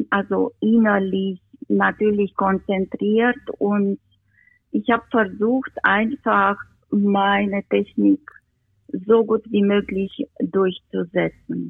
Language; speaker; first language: German; non-native, fluent; Romanian